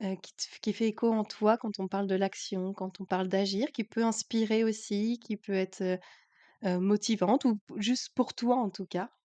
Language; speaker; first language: French; native; French